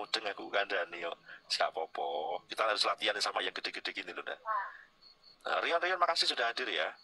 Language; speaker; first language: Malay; non-native, local second language; Javanese